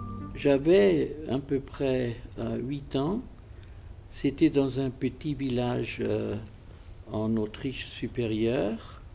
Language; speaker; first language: French; non-native, fluent; German